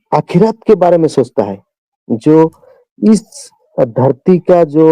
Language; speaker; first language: Hindi; non-native, local second language; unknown